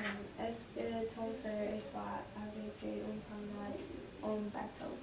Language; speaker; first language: French; non-native, learner; English